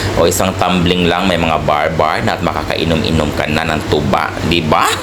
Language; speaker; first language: Filipino; non-native, local second language; Cebuano